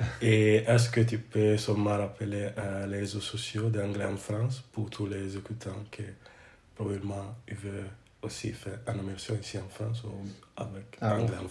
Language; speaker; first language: French; non-native, learner; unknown